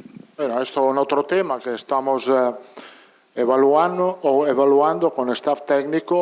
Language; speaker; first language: Spanish; non-native, fluent; Italian